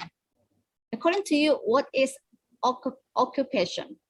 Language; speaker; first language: English; non-native, fluent; Indonesian